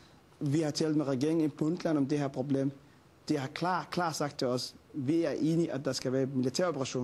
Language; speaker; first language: Danish; non-native, fluent; Somali